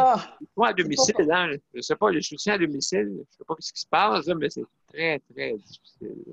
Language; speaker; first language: French; native; French